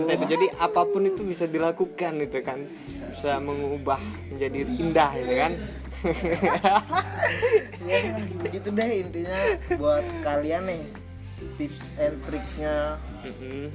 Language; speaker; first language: Indonesian; native; Indonesian